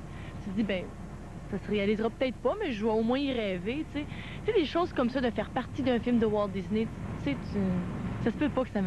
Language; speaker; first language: French; native; French